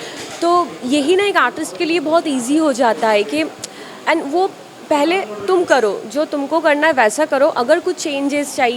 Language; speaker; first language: Hindi; non-native, local second language; Bangla